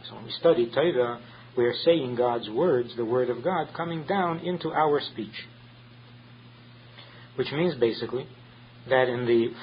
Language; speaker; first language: English; native; English